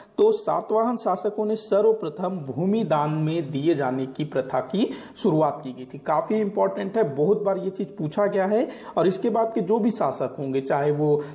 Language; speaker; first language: Hindi; non-native, local second language; Marathi